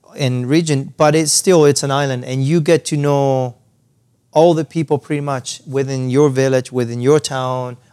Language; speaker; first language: English; non-native, fluent; Spanish